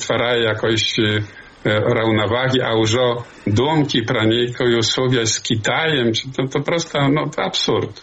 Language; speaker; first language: Polish; non-native, learner; Belarusian